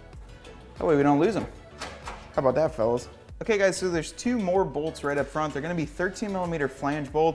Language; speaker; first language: English; native; English